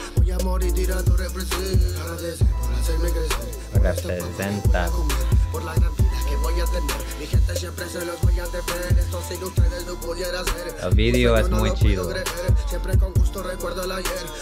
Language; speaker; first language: Spanish; non-native, learner; English